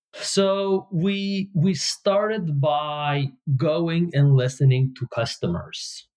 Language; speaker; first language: English; non-native, fluent; Hebrew